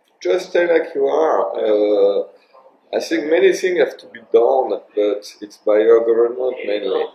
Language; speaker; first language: English; non-native, learner; French